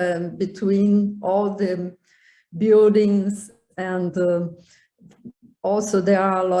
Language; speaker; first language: English; non-native, learner; Portuguese